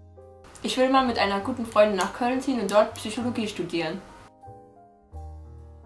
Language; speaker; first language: German; native; German